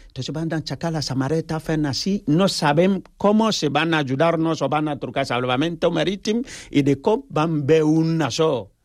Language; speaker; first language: Catalan; non-native, fluent; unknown